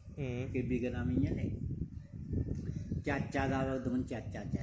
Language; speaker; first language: Filipino; non-native, learner; Punjabi